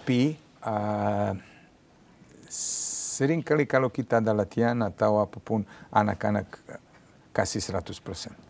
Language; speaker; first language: Indonesian; non-native, learner; Serbian